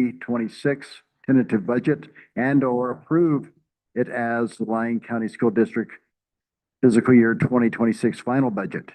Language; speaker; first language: English; native; English